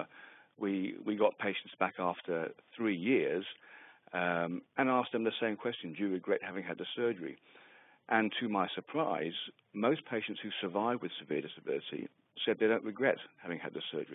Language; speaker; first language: English; native; English